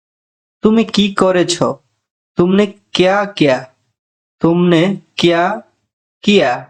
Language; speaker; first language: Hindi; non-native, fluent; Bangla